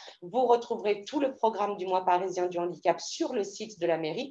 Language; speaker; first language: French; native; French